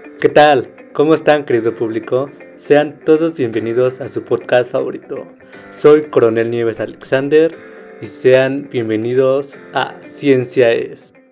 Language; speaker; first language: Spanish; native; Spanish